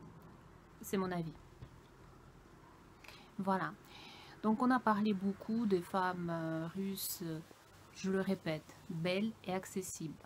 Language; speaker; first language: French; non-native, fluent; Russian